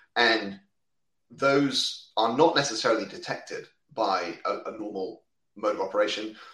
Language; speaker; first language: English; native; English